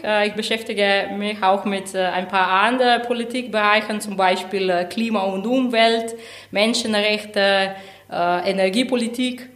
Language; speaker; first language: German; non-native, fluent; Slovenian